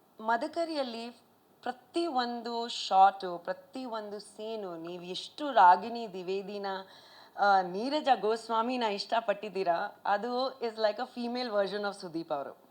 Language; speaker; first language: Kannada; non-native, local second language; Punjabi